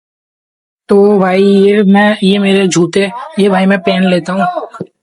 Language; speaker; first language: Hindi; non-native, local second language; Gujarati